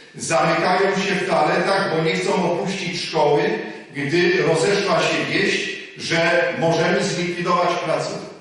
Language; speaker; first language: Polish; native; Polish